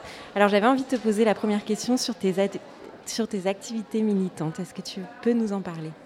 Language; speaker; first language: French; native; French